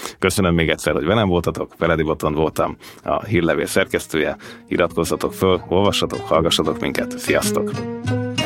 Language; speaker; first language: Hungarian; native; Hungarian